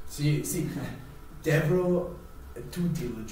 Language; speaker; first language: Italian; non-native, learner; English